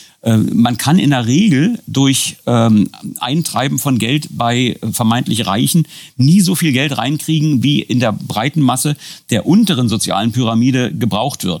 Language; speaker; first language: German; native; German